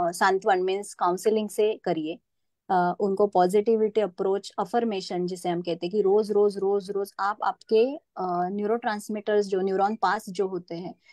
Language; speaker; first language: Hindi; non-native, local second language; Marathi